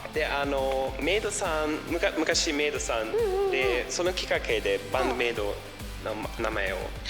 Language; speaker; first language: Japanese; non-native, fluent; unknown